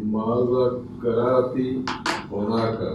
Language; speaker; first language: Arabic; non-native, learner; Urdu